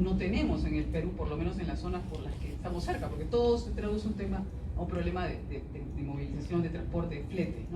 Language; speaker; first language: Spanish; native; Spanish